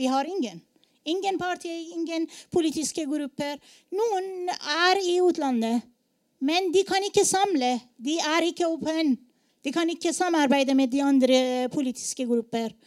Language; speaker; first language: Norwegian; non-native, learner; Persian